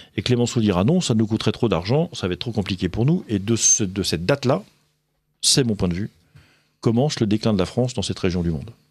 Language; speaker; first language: French; native; French